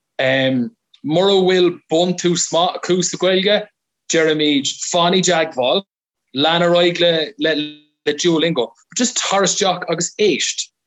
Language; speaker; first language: Irish; non-native, local second language; English